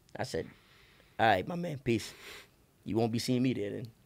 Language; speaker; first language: English; native; English